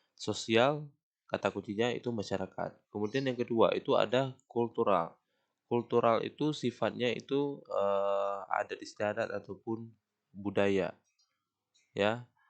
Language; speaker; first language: Indonesian; native; Indonesian